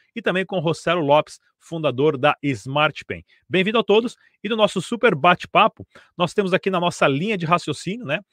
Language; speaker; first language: Portuguese; native; Portuguese